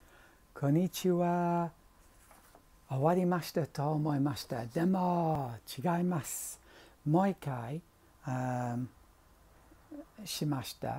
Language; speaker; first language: Japanese; non-native, learner; English